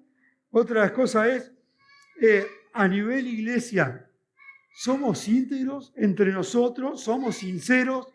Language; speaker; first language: Spanish; native; Spanish